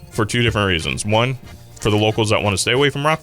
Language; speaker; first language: English; native; English